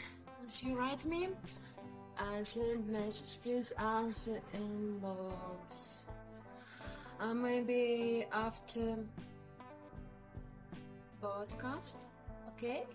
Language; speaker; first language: English; non-native, learner; Russian